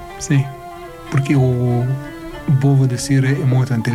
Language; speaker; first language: Portuguese; non-native, learner; Arabic